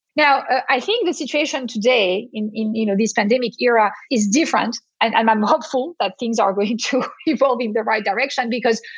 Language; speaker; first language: English; non-native, fluent; French